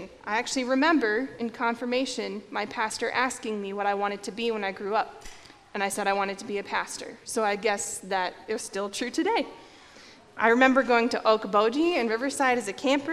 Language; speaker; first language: English; native; English